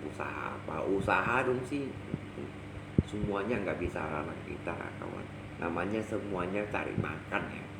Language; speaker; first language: Indonesian; non-native, local second language; Hakka Chinese